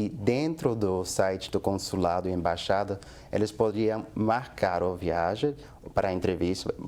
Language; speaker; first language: Portuguese; non-native, fluent; English